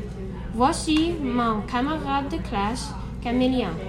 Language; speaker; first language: French; non-native, learner; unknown